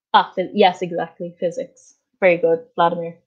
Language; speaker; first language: English; native; English